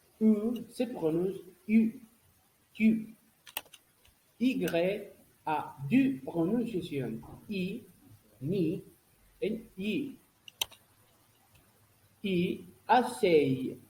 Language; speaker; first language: French; non-native, learner; Spanish